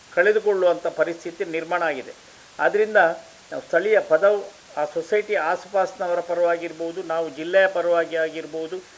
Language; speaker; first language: Kannada; native; Kannada